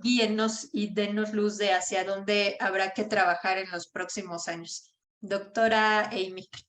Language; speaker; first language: Spanish; native; Spanish